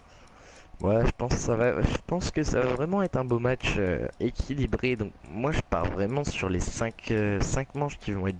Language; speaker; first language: French; native; French